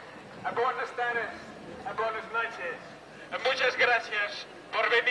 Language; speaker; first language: Spanish; non-native, learner; Dutch